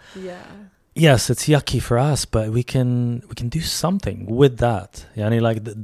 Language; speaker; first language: English; early bilingual, other home language; Arabic